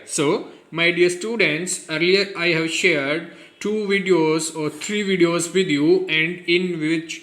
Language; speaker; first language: English; non-native, local second language; Hindi